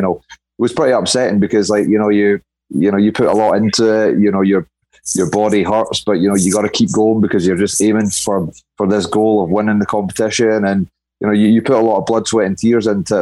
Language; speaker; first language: English; native; English